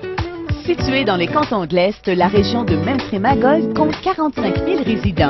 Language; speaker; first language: French; native; French